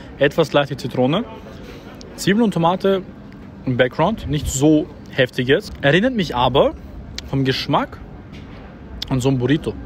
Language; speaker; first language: German; early bilingual, other home language; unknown